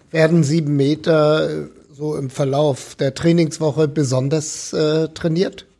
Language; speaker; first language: German; native; German